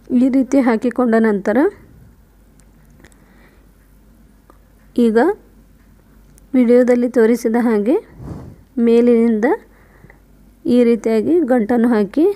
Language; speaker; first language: Kannada; native; Kannada